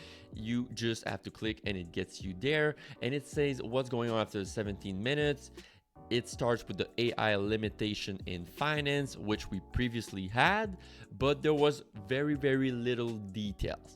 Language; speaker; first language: English; non-native, fluent; French